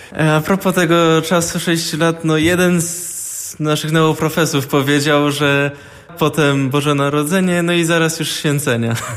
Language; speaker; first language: Polish; early bilingual, heritage; Polish